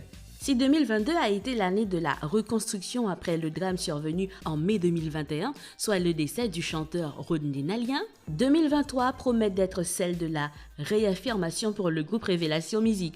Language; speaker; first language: French; non-native, local second language; Haitian Creole